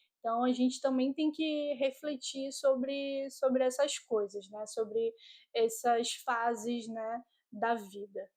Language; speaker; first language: Portuguese; native; Portuguese